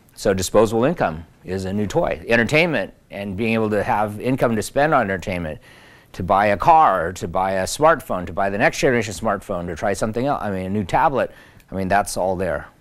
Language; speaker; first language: English; native; English